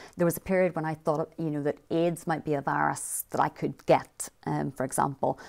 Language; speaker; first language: English; native; English